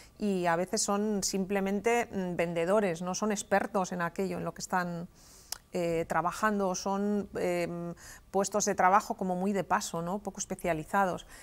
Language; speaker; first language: Spanish; native; Spanish